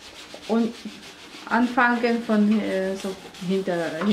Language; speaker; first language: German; non-native, learner; Russian